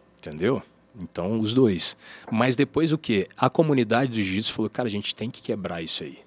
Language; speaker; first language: Portuguese; native; Portuguese